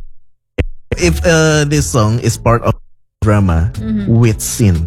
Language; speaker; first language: English; non-native, fluent; Indonesian